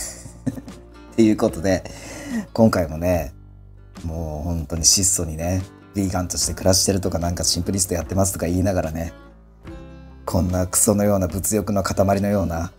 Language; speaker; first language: Japanese; native; Japanese